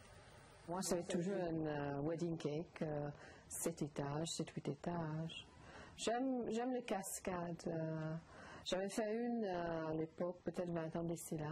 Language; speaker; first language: French; non-native, learner; English